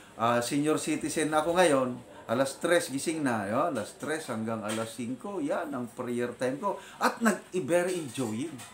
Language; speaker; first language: Filipino; non-native, local second language; Iloko